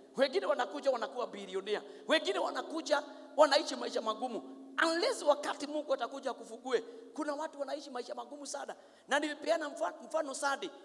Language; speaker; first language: Swahili; non-native, local second language; Kikuyu